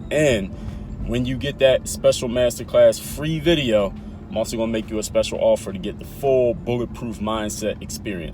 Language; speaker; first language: English; native; English